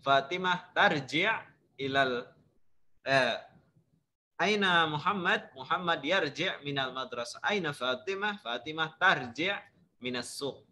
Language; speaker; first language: Arabic; non-native, fluent; Indonesian